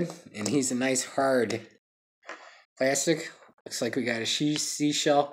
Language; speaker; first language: English; native; English